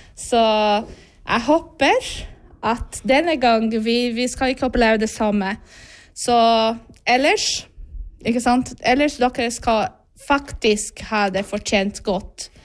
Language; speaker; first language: Norwegian; non-native, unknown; Portuguese